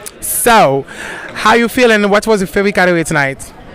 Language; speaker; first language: English; non-native, fluent; French